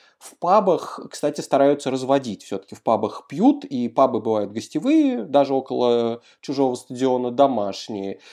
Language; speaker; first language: Russian; native; Russian